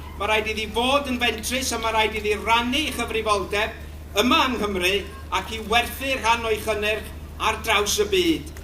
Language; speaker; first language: Welsh; native; Welsh